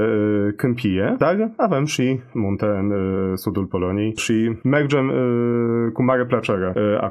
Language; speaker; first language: Romanian; non-native, fluent; Polish